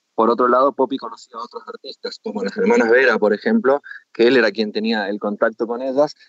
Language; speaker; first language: Spanish; native; Spanish